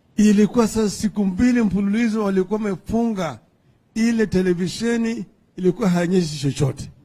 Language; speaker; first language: Swahili; non-native, local second language; Luo (Kenya and Tanzania)